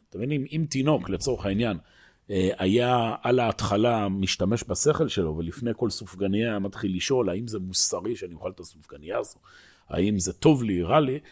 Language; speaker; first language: Hebrew; native; Hebrew